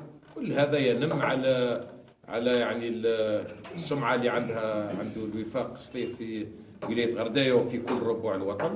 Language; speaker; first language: Arabic; native; Arabic